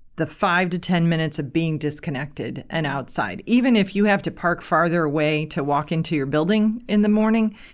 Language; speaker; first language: English; native; English